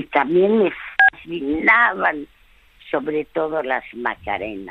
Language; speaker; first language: Spanish; early bilingual, other home language; French